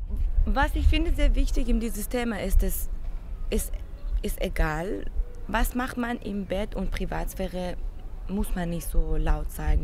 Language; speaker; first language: German; non-native, fluent; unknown